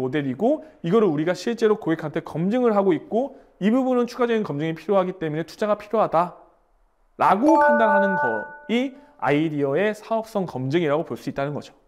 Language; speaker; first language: Korean; native; Korean